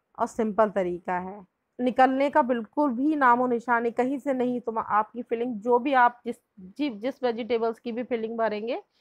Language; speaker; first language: Hindi; native; Hindi